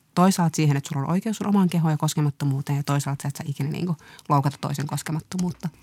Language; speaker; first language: Finnish; early bilingual, other home language; Somali